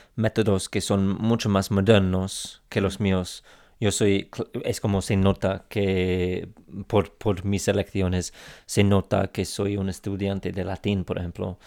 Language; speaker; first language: Spanish; non-native, fluent; English